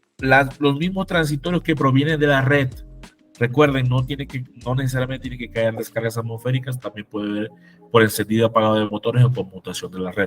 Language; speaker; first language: Spanish; native; Spanish